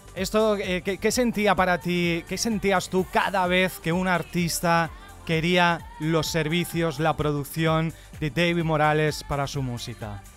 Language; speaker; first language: Spanish; native; Spanish